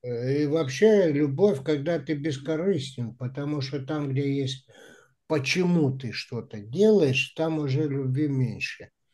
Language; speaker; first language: Russian; native; Russian